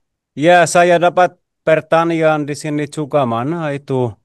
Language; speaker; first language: Indonesian; non-native, fluent; Finnish